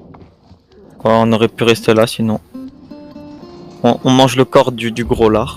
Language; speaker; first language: French; native; French